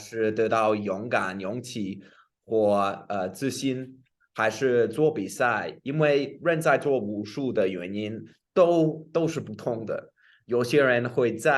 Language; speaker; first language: Chinese; non-native, fluent; English